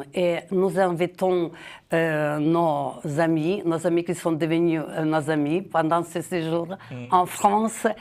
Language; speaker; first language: French; non-native, fluent; Ukrainian